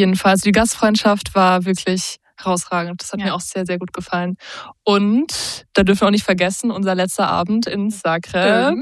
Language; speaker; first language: German; native; German